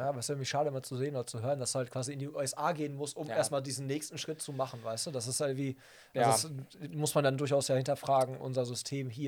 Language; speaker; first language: German; native; German